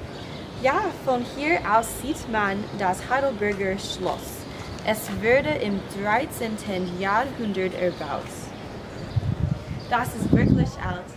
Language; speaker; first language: German; non-native, learner; English